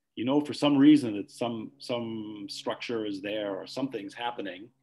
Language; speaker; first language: English; native; English